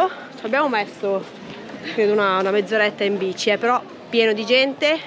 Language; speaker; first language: Italian; native; Italian